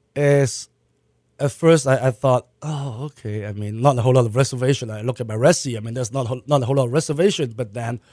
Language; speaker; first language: English; non-native, local second language; Cantonese